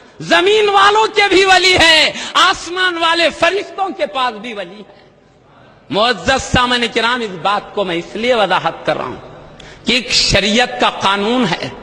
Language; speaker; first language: Urdu; native; Urdu